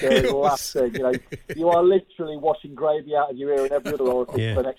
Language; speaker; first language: English; native; English